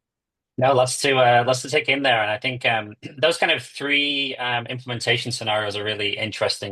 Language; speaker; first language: English; native; English